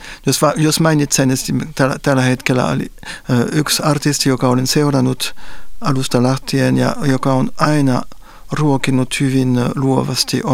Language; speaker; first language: Finnish; non-native, fluent; French